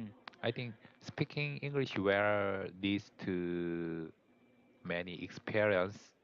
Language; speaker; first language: English; non-native, learner; Korean